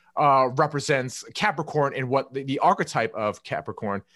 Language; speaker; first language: English; native; English